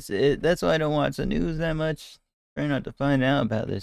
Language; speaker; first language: English; native; English